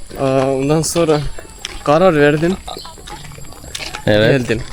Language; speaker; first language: Turkish; non-native, learner; Indonesian